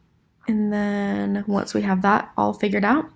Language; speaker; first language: English; native; English